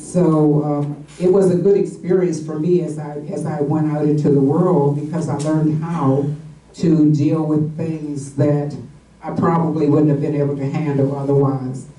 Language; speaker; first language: English; native; English